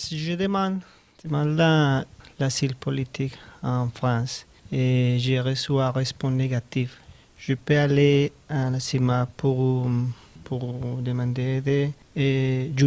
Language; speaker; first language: French; non-native, learner; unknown